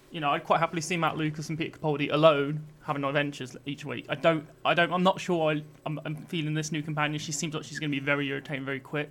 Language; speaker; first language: English; native; English